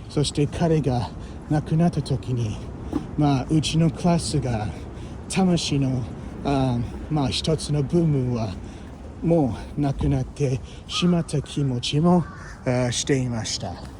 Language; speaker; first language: Japanese; non-native, fluent; English